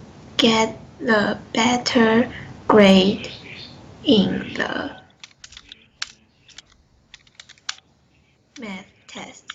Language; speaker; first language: English; non-native, learner; Chinese